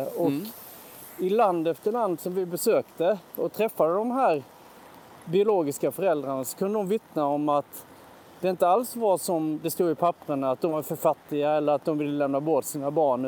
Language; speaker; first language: Swedish; native; Swedish